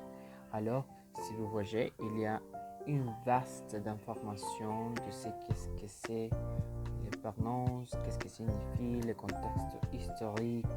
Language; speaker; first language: French; non-native, learner; Spanish